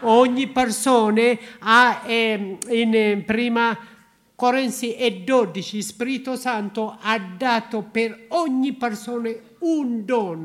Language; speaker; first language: Italian; non-native, learner; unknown